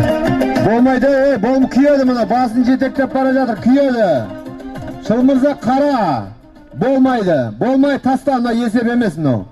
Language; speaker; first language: Kazakh; native; Kazakh